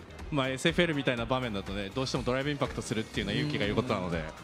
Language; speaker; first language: Japanese; native; Japanese